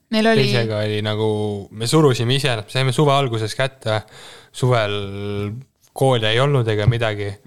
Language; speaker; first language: Estonian; native; Estonian